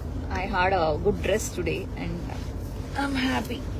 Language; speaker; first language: English; non-native, local second language; Telugu